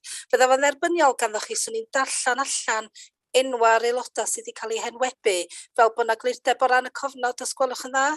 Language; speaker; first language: Welsh; native; Welsh